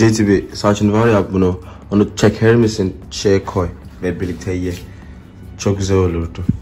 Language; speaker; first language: Turkish; non-native, learner; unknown